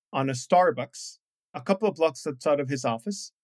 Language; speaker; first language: English; non-native, fluent; Spanish